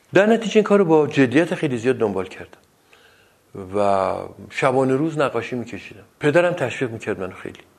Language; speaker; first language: Persian; non-native, local second language; Azerbaijani